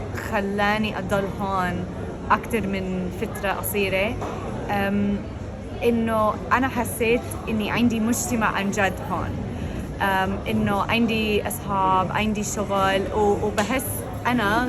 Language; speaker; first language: Arabic; non-native, fluent; English